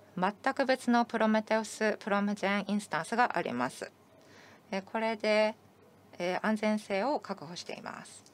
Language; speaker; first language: Japanese; non-native, fluent; English